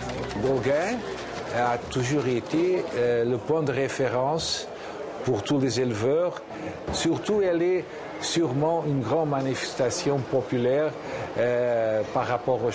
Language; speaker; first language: French; non-native, learner; Portuguese